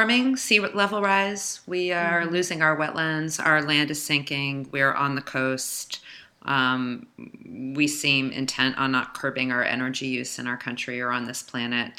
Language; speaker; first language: English; native; English